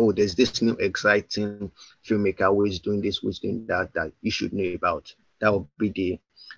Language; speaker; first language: English; non-native, local second language; Yoruba